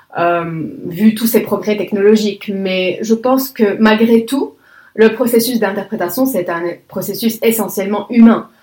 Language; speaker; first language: French; non-native, local second language; Arabic